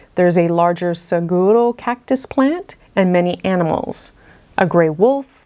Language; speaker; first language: English; native; English